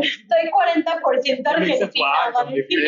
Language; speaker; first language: Spanish; native; Spanish